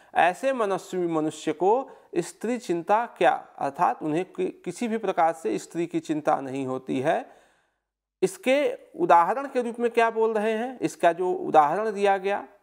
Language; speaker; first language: Hindi; native; Hindi